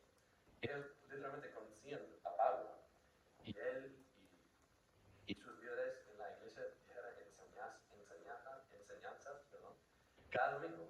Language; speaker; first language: Spanish; non-native, fluent; English